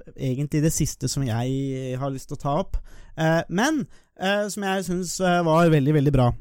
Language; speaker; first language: Norwegian; native; Norwegian